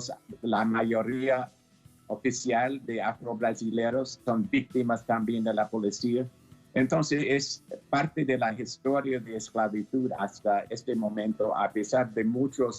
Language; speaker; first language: Spanish; non-native, fluent; English